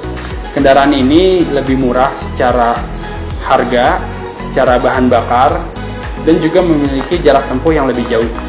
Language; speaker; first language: Indonesian; native; Indonesian